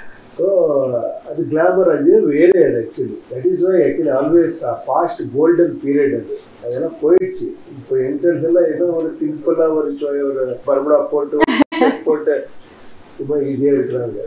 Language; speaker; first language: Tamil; non-native, learner; Kannada